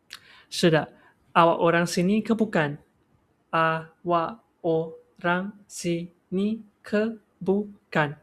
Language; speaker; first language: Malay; non-native, local second language; Chinese